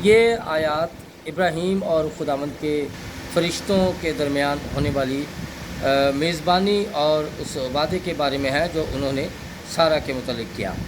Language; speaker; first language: Urdu; native; Urdu